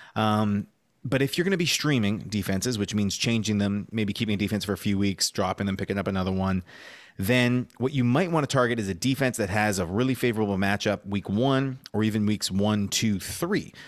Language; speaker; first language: English; native; English